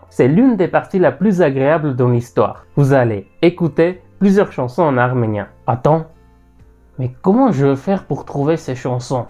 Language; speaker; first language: French; non-native, fluent; Armenian